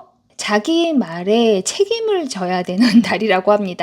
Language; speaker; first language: Korean; native; Korean